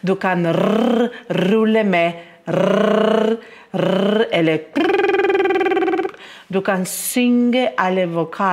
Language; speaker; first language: Norwegian; non-native, fluent; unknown